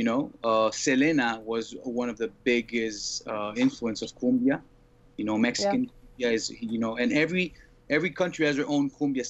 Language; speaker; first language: English; native; English